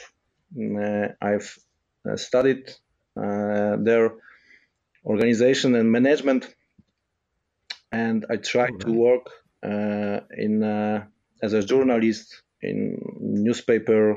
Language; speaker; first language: English; non-native, fluent; Polish